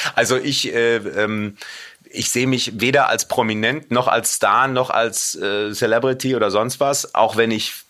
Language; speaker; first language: German; native; German